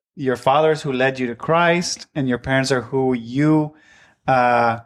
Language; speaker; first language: English; native; English